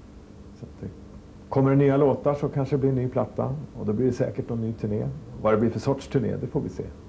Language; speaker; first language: Swedish; native; Swedish